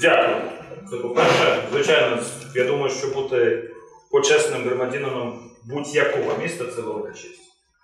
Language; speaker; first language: Ukrainian; non-native, fluent; Latvian